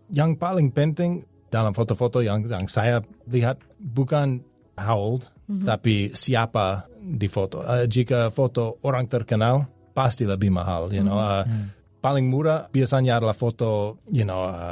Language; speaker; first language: Indonesian; non-native, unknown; English